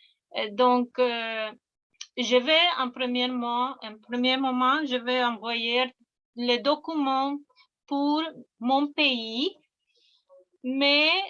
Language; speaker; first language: French; non-native, fluent; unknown